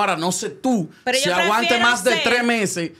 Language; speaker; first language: Spanish; native; Spanish